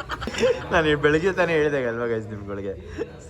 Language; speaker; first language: Kannada; native; Kannada